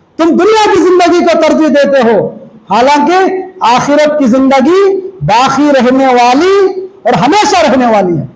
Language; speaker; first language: Urdu; native; Urdu